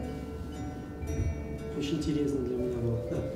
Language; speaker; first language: Russian; non-native, learner; Spanish